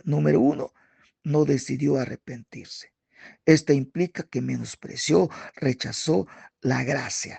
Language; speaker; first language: Spanish; native; Spanish